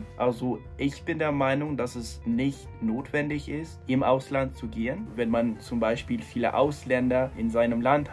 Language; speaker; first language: German; non-native, fluent; English